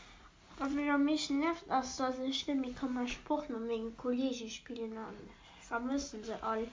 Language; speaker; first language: German; non-native, local second language; Luxembourgish